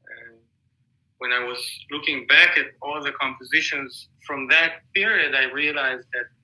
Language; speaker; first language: English; non-native, fluent; Hebrew